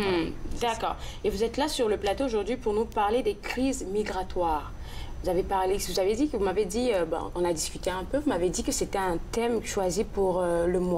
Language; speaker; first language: French; native; French